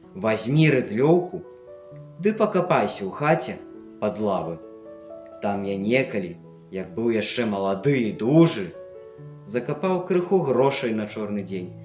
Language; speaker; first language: Belarusian; native; Belarusian